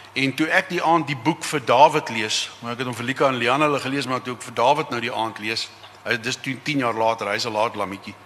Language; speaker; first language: Afrikaans; native; Afrikaans